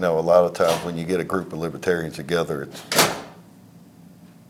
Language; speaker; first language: English; native; English